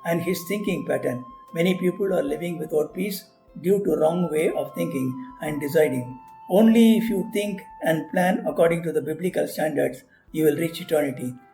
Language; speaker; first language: English; non-native, local second language; Tamil